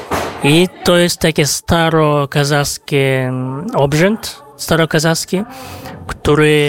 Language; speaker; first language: Polish; non-native, fluent; Kazakh